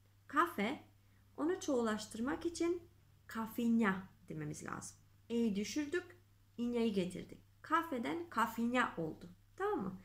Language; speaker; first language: Turkish; non-native, fluent; Macedonian